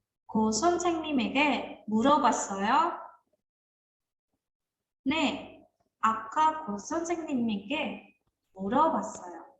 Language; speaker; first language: Korean; non-native, fluent; Indonesian